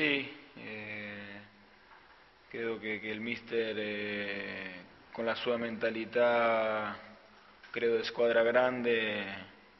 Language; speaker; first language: Italian; non-native, fluent; Spanish